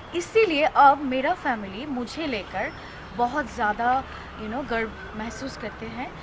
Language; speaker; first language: Hindi; non-native, learner; Bangla